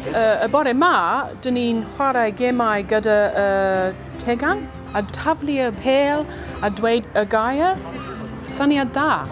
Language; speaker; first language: Welsh; non-native, learner; English